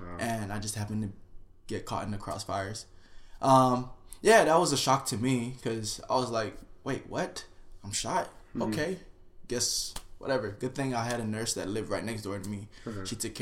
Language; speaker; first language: English; non-native, fluent; Haitian Creole